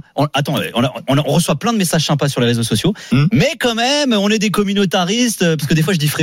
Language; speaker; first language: French; native; French